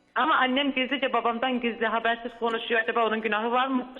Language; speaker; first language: Turkish; native; Turkish